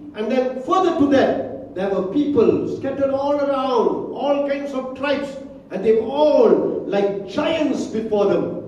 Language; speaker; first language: English; non-native, local second language; Tamil